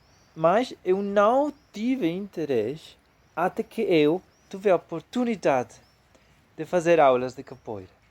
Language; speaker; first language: Portuguese; non-native, fluent; Spanish